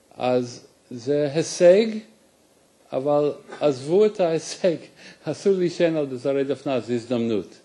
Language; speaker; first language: Hebrew; non-native, fluent; English